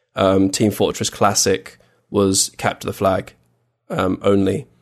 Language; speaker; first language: English; native; English